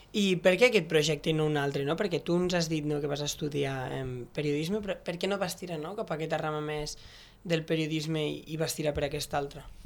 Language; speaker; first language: Catalan; native; Catalan